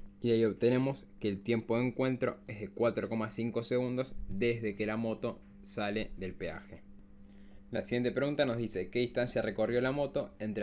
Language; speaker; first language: Spanish; native; Spanish